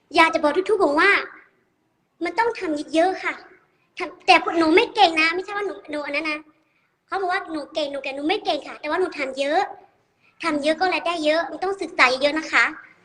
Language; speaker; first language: Thai; non-native, learner; Burmese